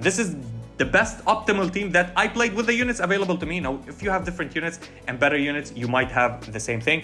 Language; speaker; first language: English; non-native, fluent; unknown